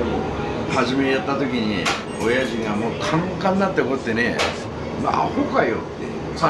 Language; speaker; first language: Japanese; native; Japanese